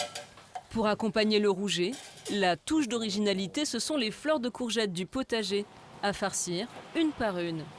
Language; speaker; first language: French; native; French